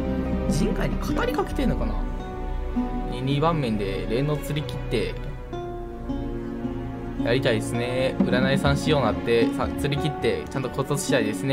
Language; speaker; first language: Japanese; native; Japanese